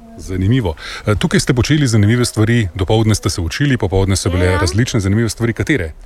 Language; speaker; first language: Slovenian; native; Slovenian